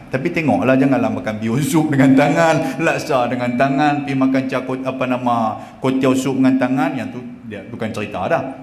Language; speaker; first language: Malay; native; Malay